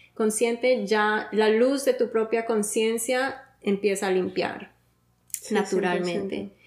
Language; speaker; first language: Spanish; early bilingual, heritage; Spanish